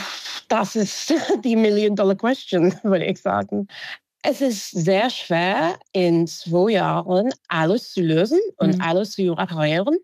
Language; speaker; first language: German; non-native, fluent; English